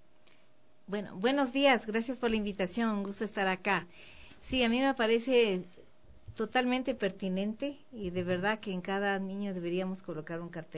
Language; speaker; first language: Spanish; native; Spanish